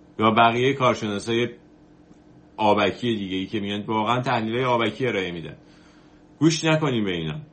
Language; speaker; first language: Persian; native; Persian